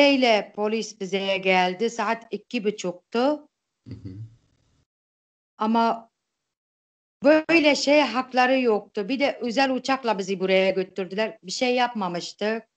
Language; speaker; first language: Turkish; non-native, local second language; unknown